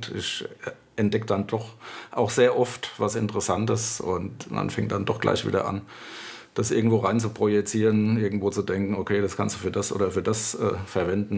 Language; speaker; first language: German; native; German